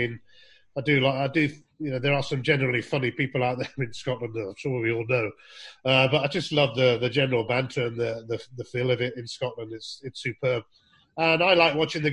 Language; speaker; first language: English; native; English